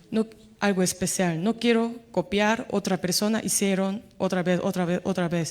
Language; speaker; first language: Spanish; non-native, learner; Korean